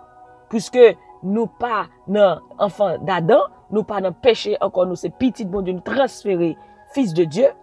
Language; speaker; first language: French; non-native, local second language; Haitian Creole